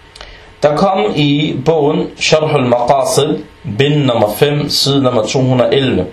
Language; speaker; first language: Danish; early bilingual, other home language; Arabic